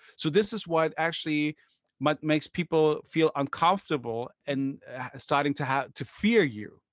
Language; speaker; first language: English; non-native, fluent; German